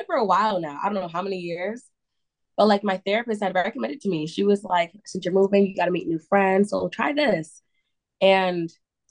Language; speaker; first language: English; native; English